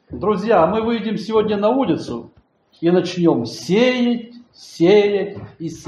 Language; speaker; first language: Polish; non-native, learner; Russian